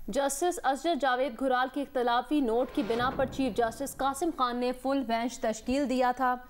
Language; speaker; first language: Urdu; native; Urdu